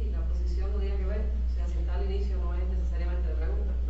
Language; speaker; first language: Spanish; native; Spanish